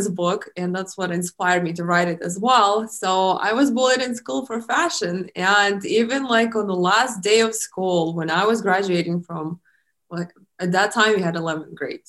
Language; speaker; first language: English; non-native, fluent; Russian